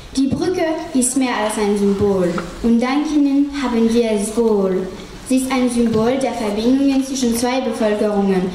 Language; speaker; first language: German; non-native, local second language; French